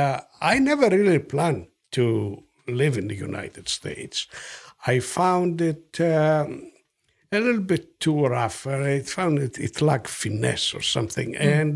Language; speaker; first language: English; non-native, fluent; Greek